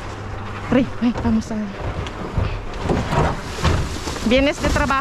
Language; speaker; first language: Spanish; non-native, learner; Filipino